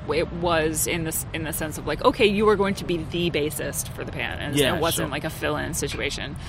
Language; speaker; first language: English; native; English